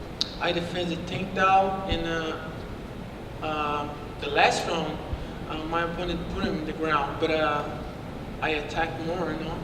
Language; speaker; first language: English; non-native, learner; Portuguese